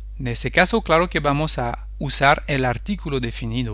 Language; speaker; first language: Spanish; non-native, fluent; French